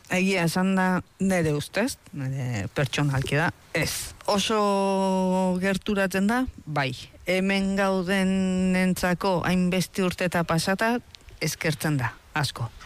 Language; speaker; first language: Basque; early bilingual, heritage; Spanish